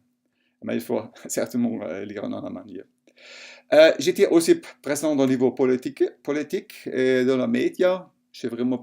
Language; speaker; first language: French; non-native, fluent; German